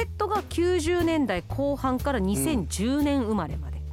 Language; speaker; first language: Japanese; native; Japanese